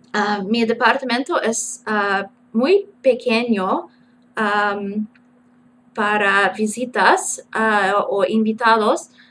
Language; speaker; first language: Spanish; non-native, learner; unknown